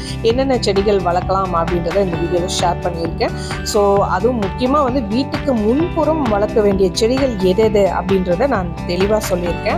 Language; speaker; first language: Tamil; native; Tamil